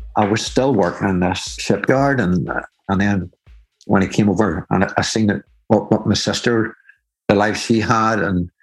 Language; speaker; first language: English; native; English